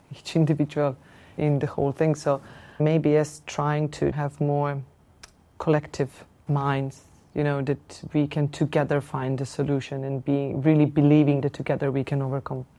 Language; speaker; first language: English; non-native, fluent; Slovenian